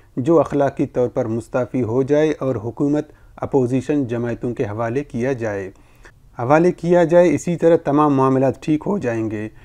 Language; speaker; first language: Urdu; non-native, local second language; Baluchi